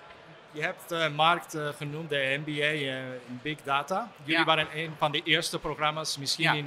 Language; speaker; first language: Dutch; non-native, fluent; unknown